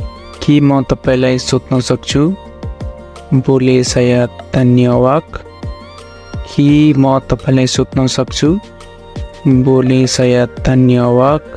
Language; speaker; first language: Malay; non-native, fluent; Nepali